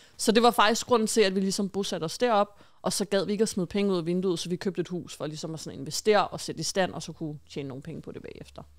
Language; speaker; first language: Danish; native; Danish